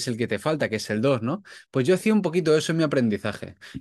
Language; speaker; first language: Spanish; native; Spanish